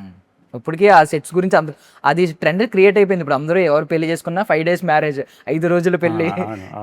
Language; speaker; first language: Telugu; native; Telugu